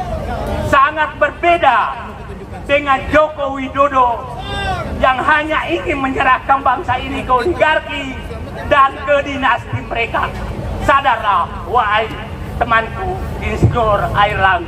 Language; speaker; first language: Indonesian; native; Indonesian